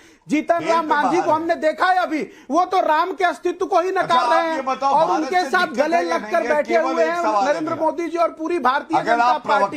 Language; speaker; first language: Hindi; native; Hindi